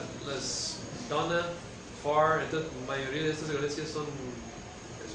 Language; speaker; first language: Spanish; early bilingual, heritage; English